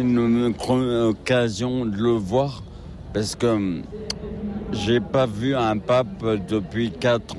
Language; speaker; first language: French; native; French